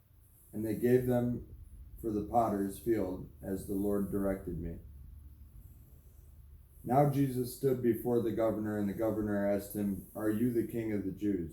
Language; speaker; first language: English; native; English